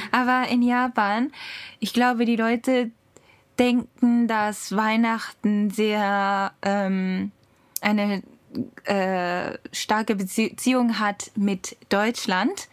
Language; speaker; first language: German; non-native, learner; Japanese